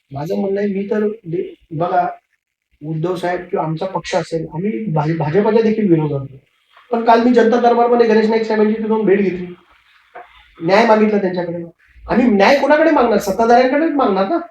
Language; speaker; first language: Marathi; native; Marathi